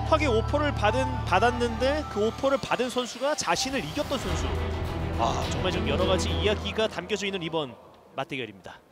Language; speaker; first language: Korean; native; Korean